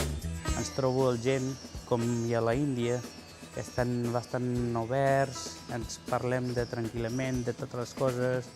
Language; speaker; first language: Catalan; non-native, learner; Punjabi